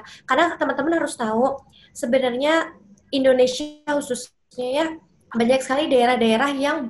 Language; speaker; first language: Indonesian; native; Indonesian